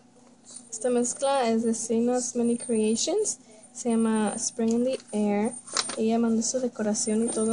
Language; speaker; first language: Spanish; early bilingual, heritage; Spanish